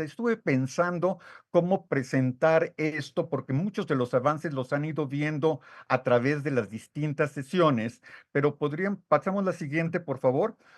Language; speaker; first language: Spanish; native; Spanish